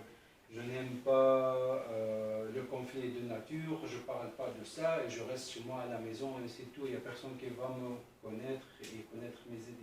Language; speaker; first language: French; non-native, fluent; Arabic